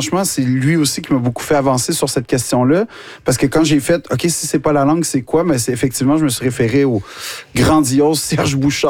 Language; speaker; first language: French; native; French